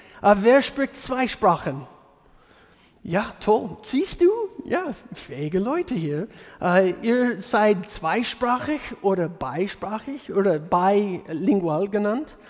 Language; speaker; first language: German; non-native, fluent; English